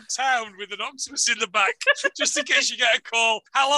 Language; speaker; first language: English; native; English